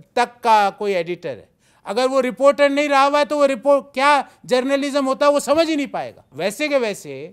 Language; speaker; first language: Hindi; native; Hindi